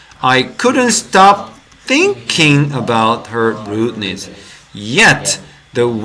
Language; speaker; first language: English; non-native, fluent; Korean